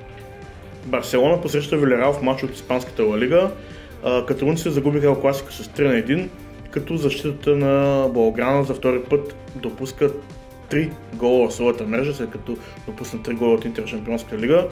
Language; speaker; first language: Bulgarian; native; Bulgarian